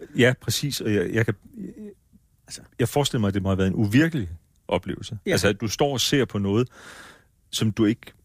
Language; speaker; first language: Danish; native; Danish